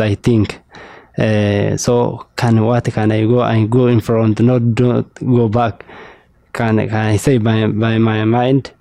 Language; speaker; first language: English; non-native, learner; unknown